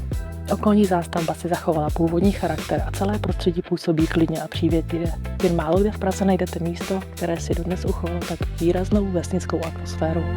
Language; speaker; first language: Czech; native; Czech